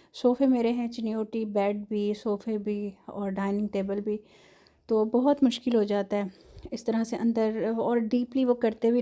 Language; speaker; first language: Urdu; non-native, local second language; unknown